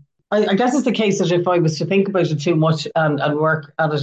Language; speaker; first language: English; native; English